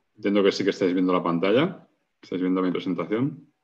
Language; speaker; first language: Spanish; native; Spanish